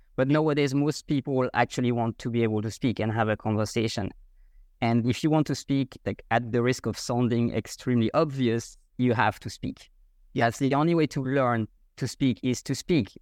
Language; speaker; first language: English; non-native, fluent; French